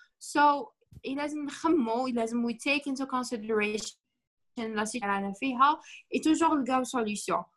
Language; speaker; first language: English; non-native, fluent; Arabic